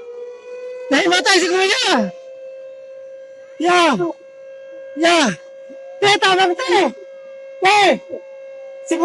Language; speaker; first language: Filipino; non-native, local second language; Cebuano